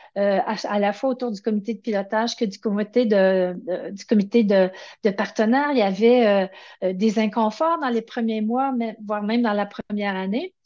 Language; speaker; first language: French; native; French